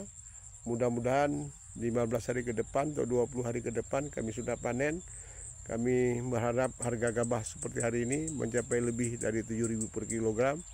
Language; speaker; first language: Indonesian; non-native, local second language; Achinese